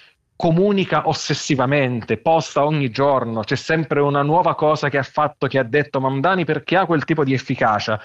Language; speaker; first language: Italian; native; Italian